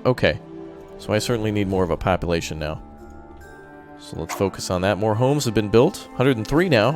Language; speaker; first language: English; native; English